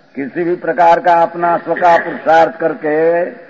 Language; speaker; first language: Hindi; non-native, local second language; Gujarati